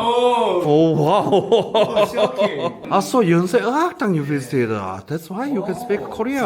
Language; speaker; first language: English; non-native, learner; Korean